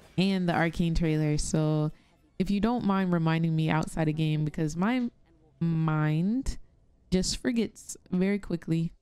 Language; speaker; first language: English; native; English